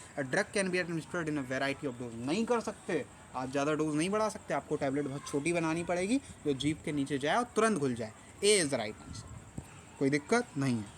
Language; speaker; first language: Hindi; native; Hindi